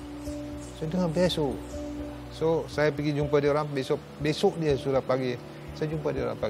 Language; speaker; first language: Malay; non-native, local second language; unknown